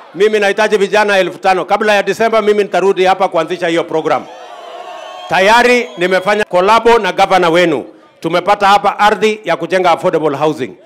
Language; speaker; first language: Swahili; non-native, local second language; Kalenjin